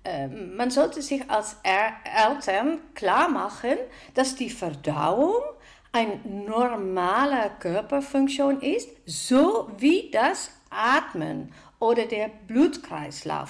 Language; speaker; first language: German; non-native, fluent; Dutch